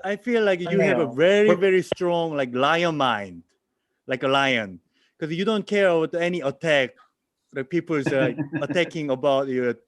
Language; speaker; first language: English; non-native, learner; Korean